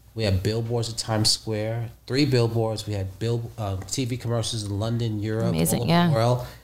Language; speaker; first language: English; native; English